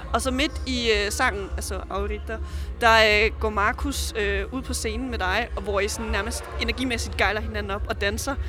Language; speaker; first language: Danish; early bilingual, other home language; Serbian